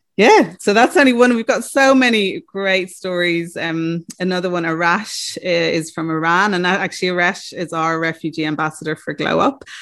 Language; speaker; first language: English; native; English